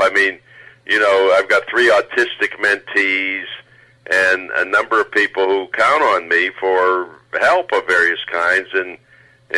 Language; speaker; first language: English; native; English